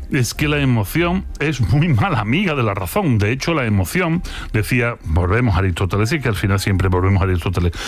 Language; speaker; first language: Spanish; native; Spanish